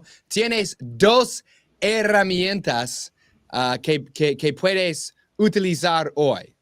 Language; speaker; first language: Spanish; non-native, learner; English